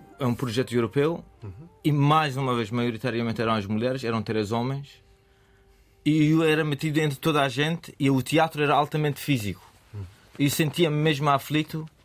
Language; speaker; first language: Portuguese; non-native, fluent; Persian